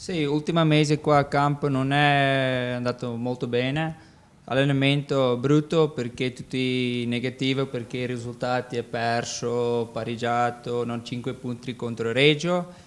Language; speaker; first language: Italian; non-native, learner; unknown